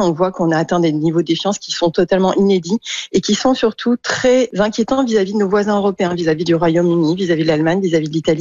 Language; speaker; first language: French; native; French